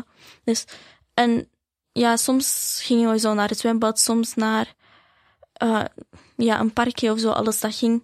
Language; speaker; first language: Dutch; early bilingual, other home language; Arabic